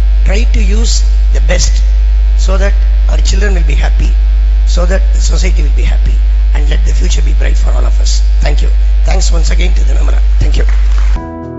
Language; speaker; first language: English; non-native, local second language; Tamil